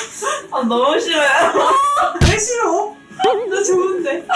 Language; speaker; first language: Korean; non-native, fluent; Japanese